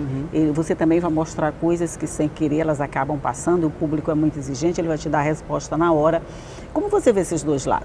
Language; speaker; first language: Portuguese; native; Portuguese